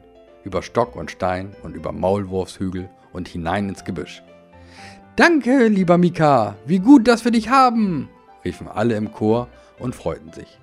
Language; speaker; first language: German; native; German